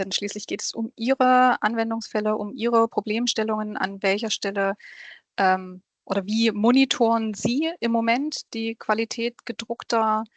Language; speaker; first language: German; native; German